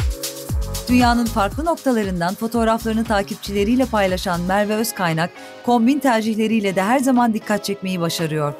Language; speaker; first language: Turkish; native; Turkish